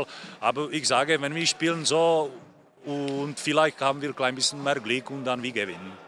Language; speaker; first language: German; non-native, learner; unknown